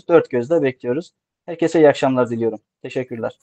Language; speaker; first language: Turkish; native; Turkish